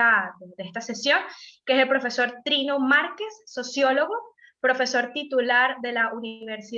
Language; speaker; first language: Spanish; native; Spanish